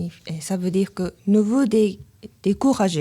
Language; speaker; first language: French; non-native, learner; Japanese